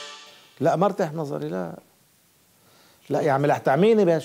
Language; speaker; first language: Arabic; native; Arabic